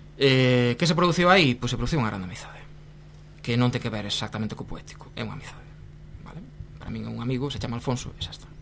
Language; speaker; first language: Galician; non-native, local second language; Spanish